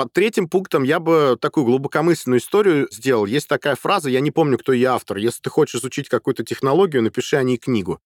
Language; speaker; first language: Russian; native; Russian